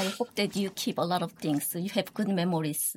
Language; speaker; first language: English; non-native, learner; Korean